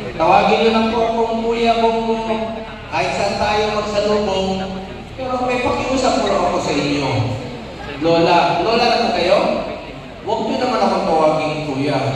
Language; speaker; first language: Filipino; non-native, local second language; Cebuano